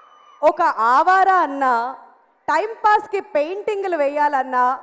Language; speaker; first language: Telugu; native; Telugu